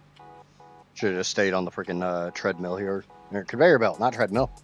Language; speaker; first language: English; native; English